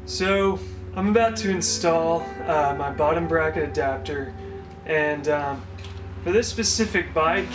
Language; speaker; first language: English; native; English